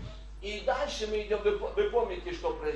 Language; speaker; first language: Polish; non-native, learner; Russian